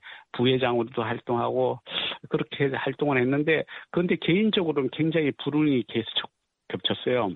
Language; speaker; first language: Korean; native; Korean